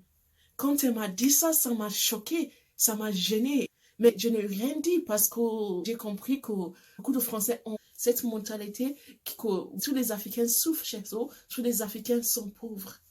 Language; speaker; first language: French; non-native, fluent; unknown